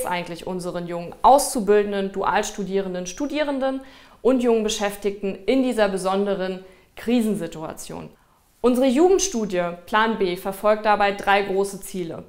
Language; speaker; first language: German; native; German